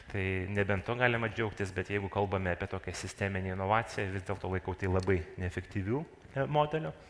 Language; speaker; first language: Lithuanian; non-native, local second language; Russian